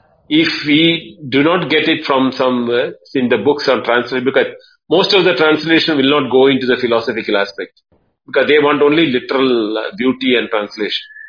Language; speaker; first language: English; non-native, local second language; Tamil